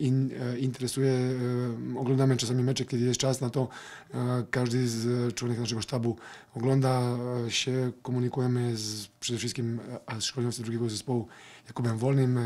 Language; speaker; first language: Polish; non-native, fluent; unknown